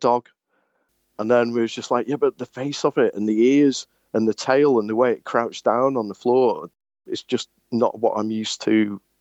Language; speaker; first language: English; native; English